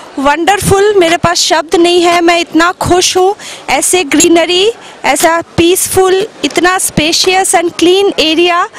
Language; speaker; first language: Hindi; non-native, local second language; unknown